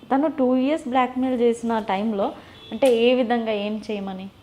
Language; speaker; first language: Telugu; native; Telugu